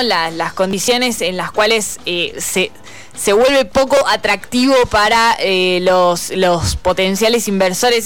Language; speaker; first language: Spanish; native; Spanish